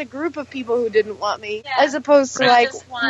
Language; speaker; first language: English; native; English